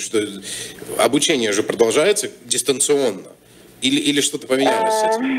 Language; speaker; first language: Russian; native; Russian